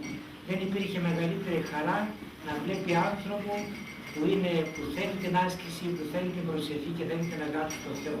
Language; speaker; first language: Greek; native; Greek